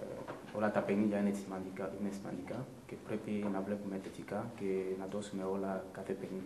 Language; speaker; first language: Greek; non-native, fluent; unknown